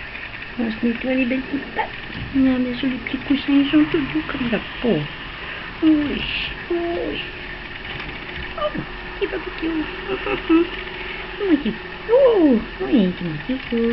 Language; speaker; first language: French; native; French